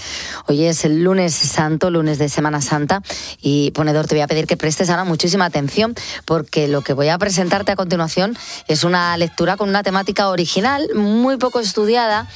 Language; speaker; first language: Spanish; native; Spanish